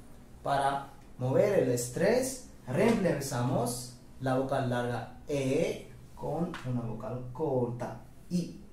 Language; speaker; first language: Spanish; non-native, fluent; Hindi